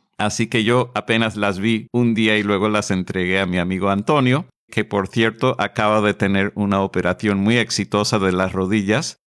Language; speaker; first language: Spanish; non-native, fluent; English